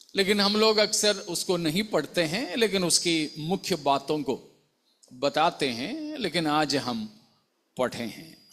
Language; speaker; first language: Hindi; non-native, local second language; Malayalam